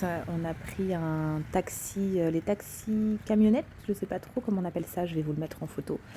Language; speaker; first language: French; native; French